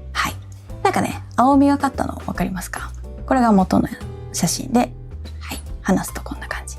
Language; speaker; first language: Japanese; native; Japanese